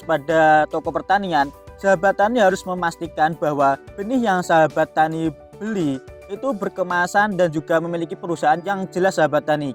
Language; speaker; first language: Indonesian; native; Indonesian